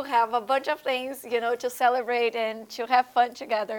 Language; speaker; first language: English; non-native, fluent; Portuguese